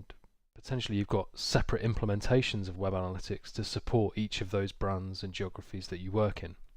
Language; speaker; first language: English; native; English